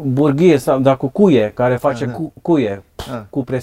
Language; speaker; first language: Romanian; non-native, learner; Dutch